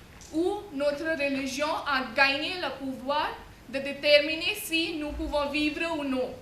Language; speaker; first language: French; non-native, fluent; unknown